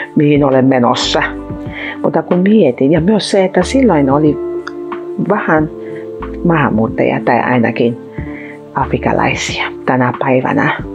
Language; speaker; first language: Finnish; non-native, fluent; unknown